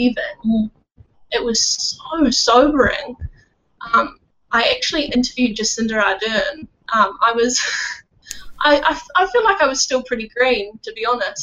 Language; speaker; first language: English; native; English